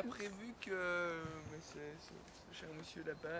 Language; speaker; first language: French; native; French